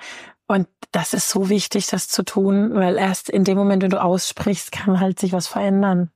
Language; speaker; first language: German; native; German